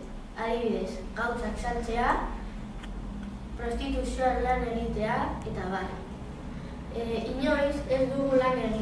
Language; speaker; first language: Basque; non-native, local second language; Spanish